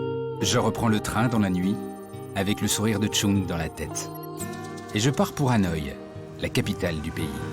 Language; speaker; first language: French; native; French